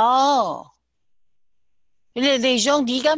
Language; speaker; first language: French; non-native, learner; Chinese